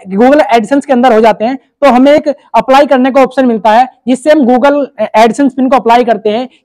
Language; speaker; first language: Hindi; native; Hindi